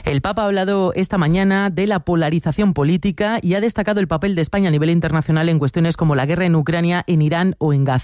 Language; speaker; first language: Spanish; native; Spanish